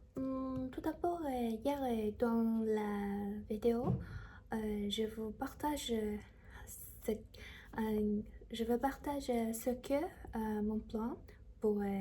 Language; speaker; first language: French; non-native, learner; Chinese